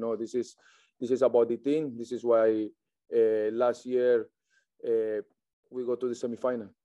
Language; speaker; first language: English; non-native, learner; Spanish